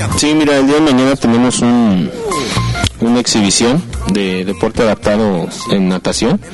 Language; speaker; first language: Spanish; native; Spanish